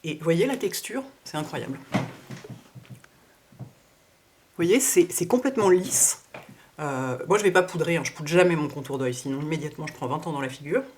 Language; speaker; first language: French; native; French